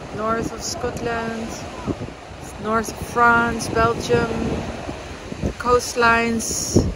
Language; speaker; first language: English; non-native, fluent; Dutch